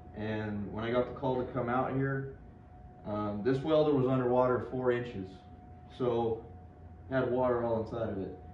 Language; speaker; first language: English; native; English